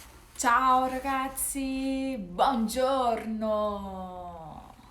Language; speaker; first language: Italian; non-native, fluent; Portuguese